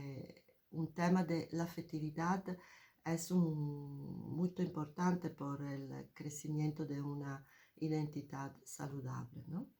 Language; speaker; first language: Spanish; non-native, fluent; Italian